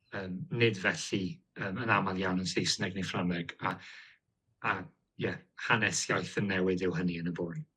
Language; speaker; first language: Welsh; native; Welsh